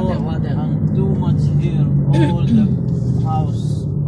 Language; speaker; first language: English; non-native, learner; Arabic